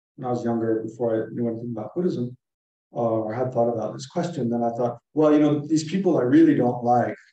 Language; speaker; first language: English; native; English